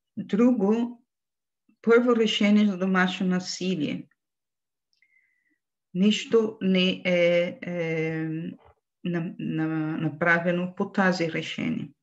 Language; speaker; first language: Bulgarian; non-native, learner; Portuguese